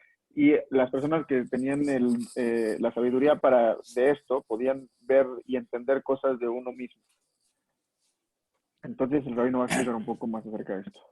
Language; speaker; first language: Spanish; native; Spanish